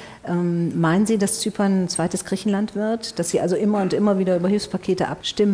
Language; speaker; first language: German; native; German